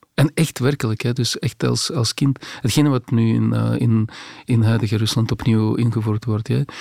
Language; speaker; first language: Dutch; non-native, fluent; Russian